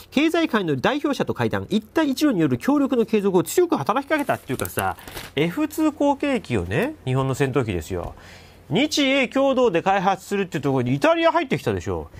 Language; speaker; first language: Japanese; native; Japanese